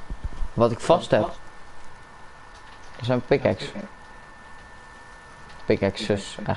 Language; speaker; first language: Dutch; native; Dutch